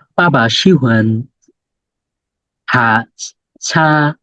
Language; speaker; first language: Chinese; non-native, learner; Bangla